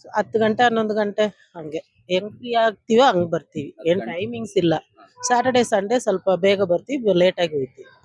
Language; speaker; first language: Kannada; non-native, local second language; Tamil